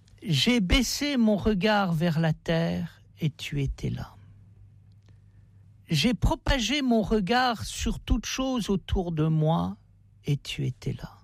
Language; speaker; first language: French; native; French